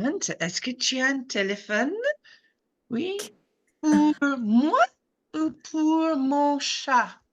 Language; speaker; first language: French; non-native, fluent; English